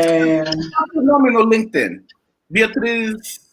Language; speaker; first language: Portuguese; non-native, learner; English